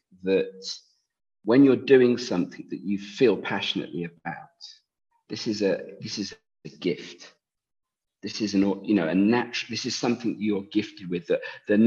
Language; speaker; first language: English; native; English